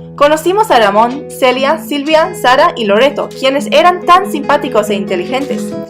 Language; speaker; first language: Spanish; non-native, learner; English